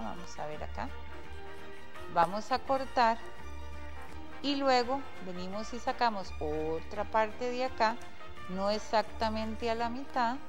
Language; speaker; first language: Spanish; native; Spanish